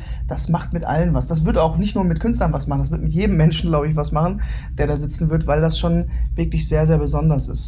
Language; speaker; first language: German; native; German